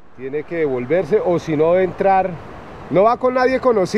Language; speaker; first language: Spanish; native; Spanish